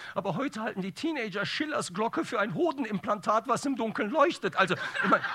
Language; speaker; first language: German; early bilingual, other home language; Turkish